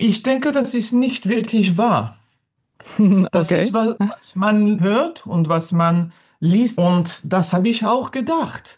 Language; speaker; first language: German; non-native, learner; French